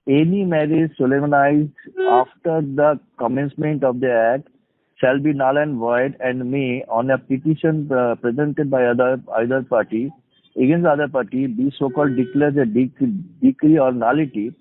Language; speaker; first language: English; non-native, local second language; Bangla